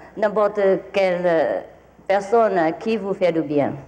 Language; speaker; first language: French; non-native, fluent; Vietnamese